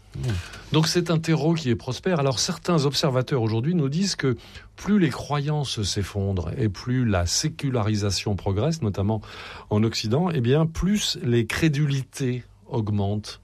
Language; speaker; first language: French; native; French